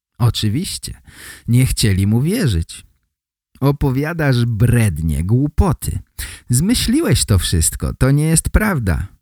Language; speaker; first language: Polish; native; Polish